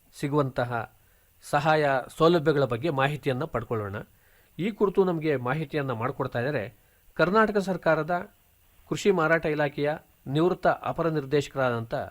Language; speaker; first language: Kannada; native; Kannada